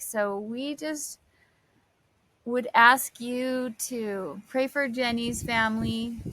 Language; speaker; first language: English; native; English